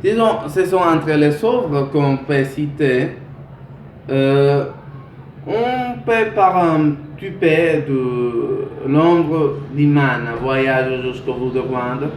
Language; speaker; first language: French; non-native, learner; Spanish